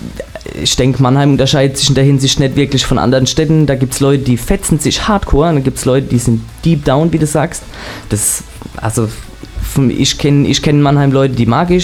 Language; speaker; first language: German; native; German